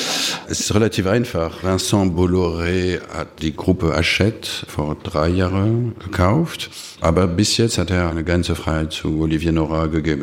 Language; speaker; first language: German; non-native, fluent; French